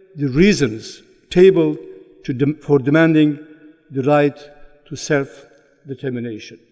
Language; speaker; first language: English; non-native, fluent; Turkish